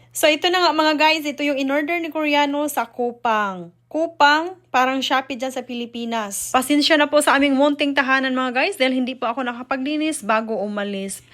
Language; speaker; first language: Filipino; non-native, local second language; Cebuano